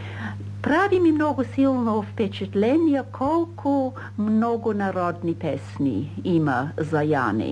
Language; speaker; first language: Bulgarian; non-native, fluent; English